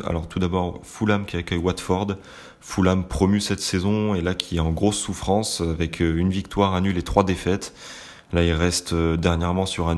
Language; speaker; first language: French; native; French